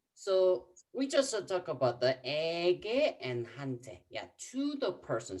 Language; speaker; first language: English; non-native, fluent; Korean